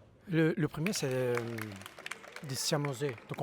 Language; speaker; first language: French; non-native, learner; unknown